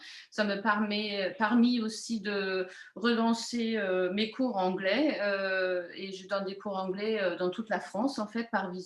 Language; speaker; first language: French; non-native, fluent; German